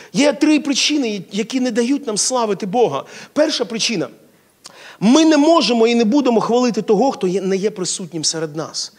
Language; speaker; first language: Ukrainian; non-native, local second language; Russian